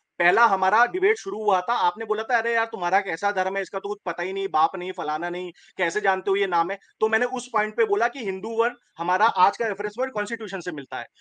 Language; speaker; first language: Hindi; native; Hindi